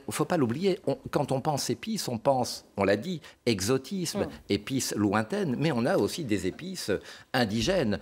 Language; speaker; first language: French; native; French